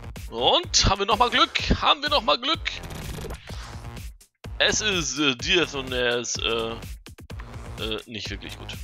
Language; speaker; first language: German; native; German